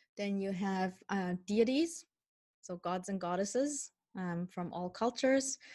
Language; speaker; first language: English; non-native, fluent; Dutch